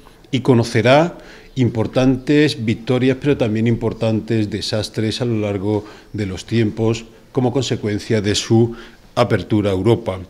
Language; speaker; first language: Spanish; native; Spanish